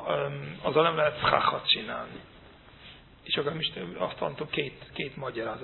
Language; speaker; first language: Hungarian; non-native, fluent; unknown